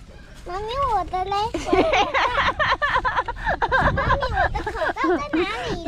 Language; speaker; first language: Chinese; early bilingual, heritage; Chinese